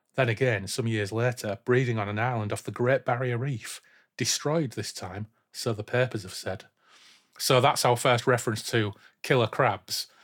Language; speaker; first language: English; native; English